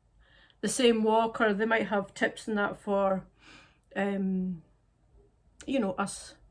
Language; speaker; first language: English; native; English